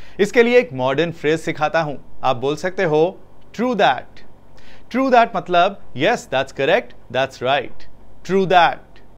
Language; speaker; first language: Hindi; native; Hindi